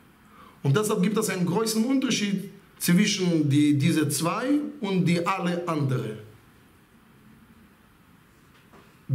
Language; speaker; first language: German; non-native, fluent; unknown